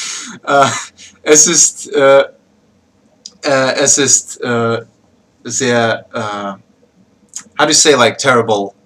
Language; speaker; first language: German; non-native, learner; Chechen